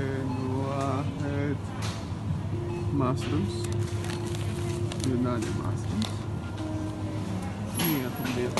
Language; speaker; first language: Arabic; non-native, learner; Greek